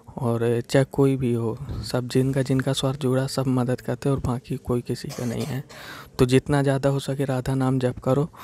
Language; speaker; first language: Hindi; native; Hindi